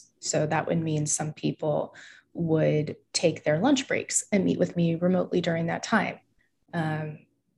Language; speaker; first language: English; native; English